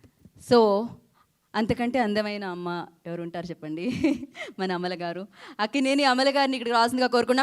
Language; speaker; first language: Telugu; native; Telugu